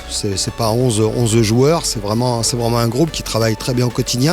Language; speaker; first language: French; native; French